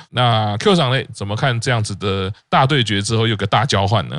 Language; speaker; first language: Chinese; native; Chinese